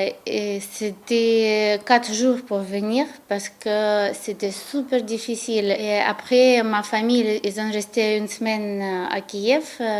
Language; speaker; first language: French; non-native, learner; Ukrainian